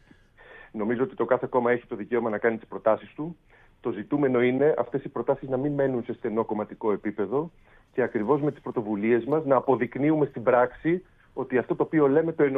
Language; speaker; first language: Greek; native; Greek